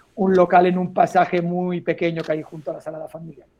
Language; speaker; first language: Spanish; native; Spanish